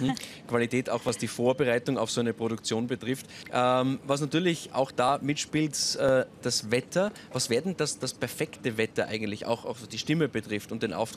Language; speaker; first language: German; native; German